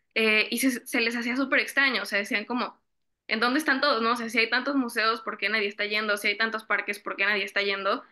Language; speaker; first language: Spanish; native; Spanish